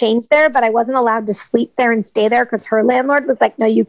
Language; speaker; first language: English; native; English